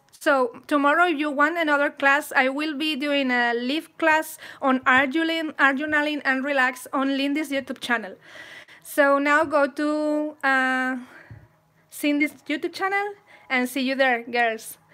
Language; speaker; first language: English; non-native, fluent; Spanish